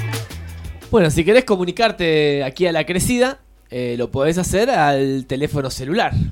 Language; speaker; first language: Spanish; native; Spanish